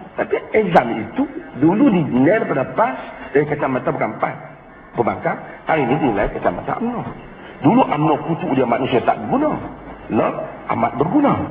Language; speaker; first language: Malay; native; Malay